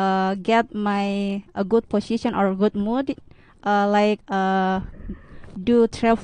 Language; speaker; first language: English; non-native, learner; Indonesian